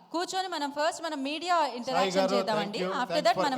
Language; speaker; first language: Telugu; native; Telugu